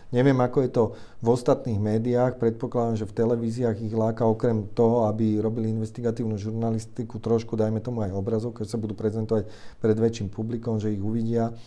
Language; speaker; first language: Slovak; native; Slovak